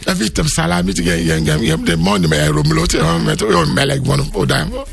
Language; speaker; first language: Hungarian; non-native, learner; Yoruba